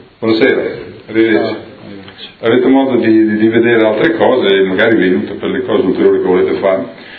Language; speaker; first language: Italian; native; Italian